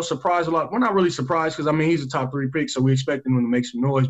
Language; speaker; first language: English; native; English